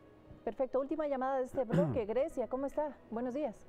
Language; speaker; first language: Spanish; native; Spanish